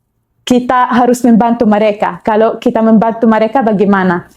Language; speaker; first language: Indonesian; non-native, learner; Arabic